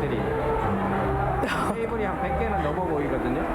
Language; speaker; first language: Korean; native; Korean